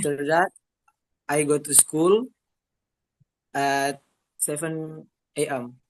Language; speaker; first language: English; non-native, learner; Indonesian